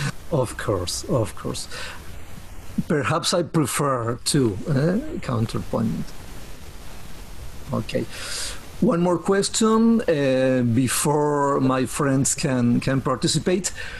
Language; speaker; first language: English; non-native, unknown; Spanish